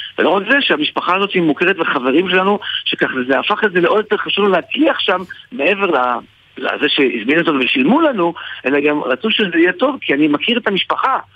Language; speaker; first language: Hebrew; native; Hebrew